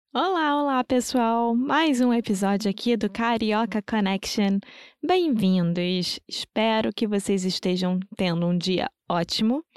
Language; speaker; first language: Portuguese; native; Portuguese